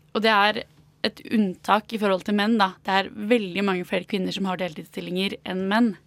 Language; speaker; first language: Norwegian; native; Norwegian